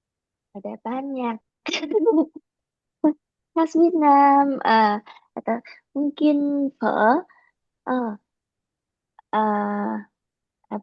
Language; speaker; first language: Indonesian; non-native, learner; Vietnamese